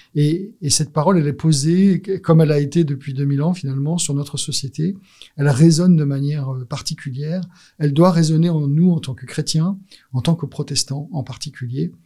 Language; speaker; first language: French; native; French